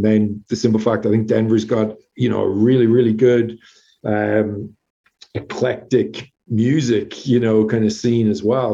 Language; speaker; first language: English; native; English